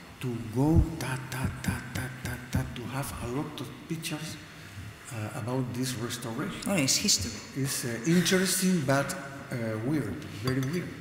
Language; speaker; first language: English; non-native, learner; Spanish